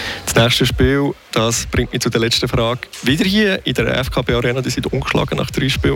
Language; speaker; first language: German; native; German